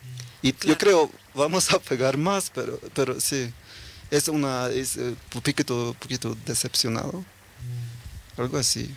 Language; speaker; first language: Spanish; early bilingual, heritage; Norwegian